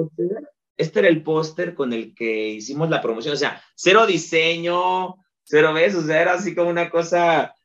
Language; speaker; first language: Spanish; native; Spanish